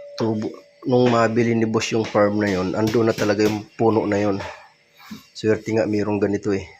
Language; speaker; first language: Filipino; non-native, local second language; Bikol